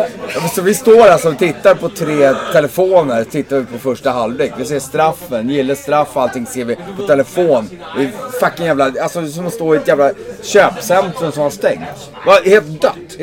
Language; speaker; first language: Swedish; native; Swedish